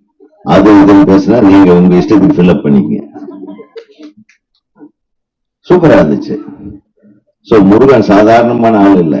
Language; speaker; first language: Tamil; native; Tamil